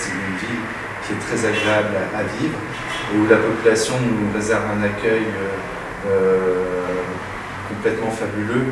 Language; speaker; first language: French; native; French